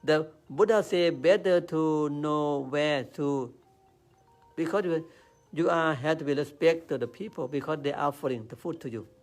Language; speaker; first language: English; non-native, learner; Thai